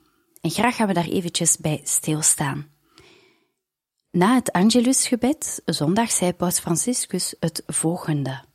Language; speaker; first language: Dutch; native; Dutch